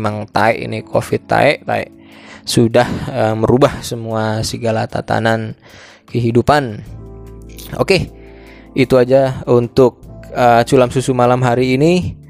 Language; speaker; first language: Indonesian; native; Indonesian